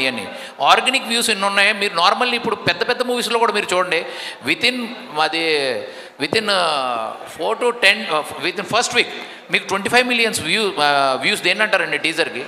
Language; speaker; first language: Telugu; native; Telugu